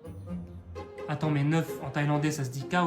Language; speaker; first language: French; native; French